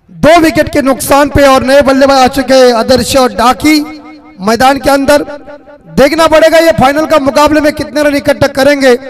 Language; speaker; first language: Hindi; non-native, local second language; Marathi